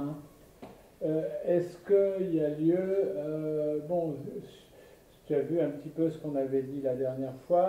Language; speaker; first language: French; native; French